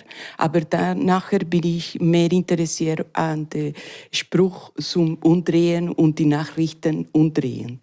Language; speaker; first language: German; non-native, learner; Spanish